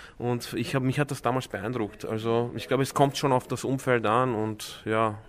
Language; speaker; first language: German; early bilingual, other home language; Croatian